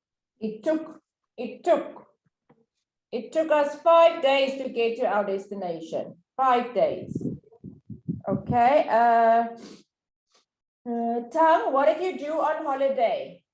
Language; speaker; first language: English; non-native, fluent; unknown